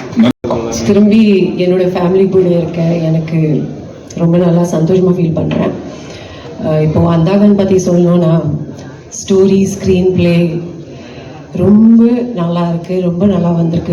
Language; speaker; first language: Tamil; non-native, fluent; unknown